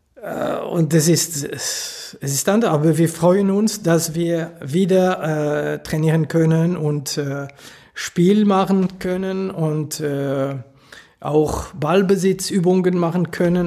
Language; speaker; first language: German; non-native, local second language; French